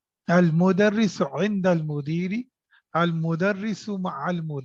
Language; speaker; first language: Arabic; non-native, fluent; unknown